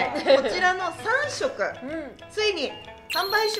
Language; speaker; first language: Japanese; native; Japanese